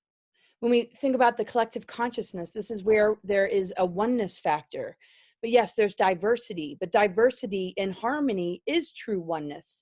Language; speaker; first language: English; native; English